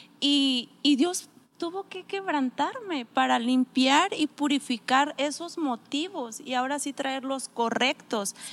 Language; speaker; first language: Spanish; native; Spanish